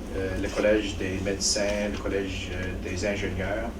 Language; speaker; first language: French; non-native, local second language; English